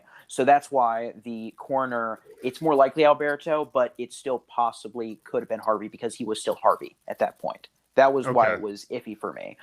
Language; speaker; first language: English; native; English